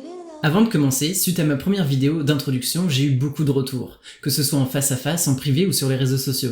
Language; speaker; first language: French; native; French